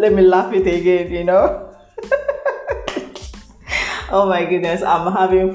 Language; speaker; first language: English; non-native, local second language; Igbo